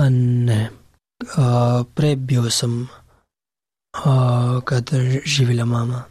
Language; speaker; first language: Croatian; non-native, learner; Pashto